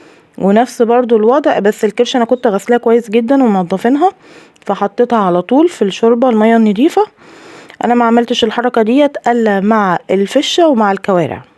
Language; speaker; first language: Arabic; native; Arabic